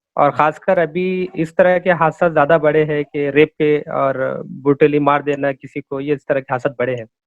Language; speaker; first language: Hindi; native; Hindi